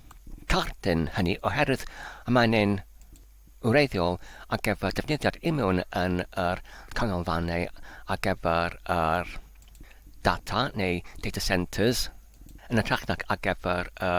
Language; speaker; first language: Welsh; non-native, learner; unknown